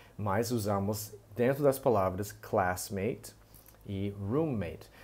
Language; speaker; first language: Portuguese; non-native, fluent; English